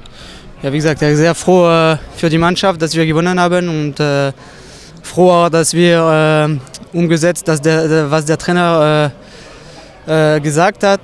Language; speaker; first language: German; non-native, fluent; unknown